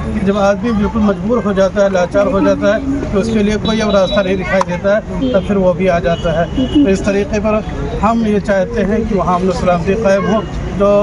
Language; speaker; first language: Hindi; native; Hindi